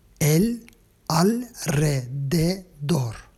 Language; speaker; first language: Spanish; non-native, learner; Turkish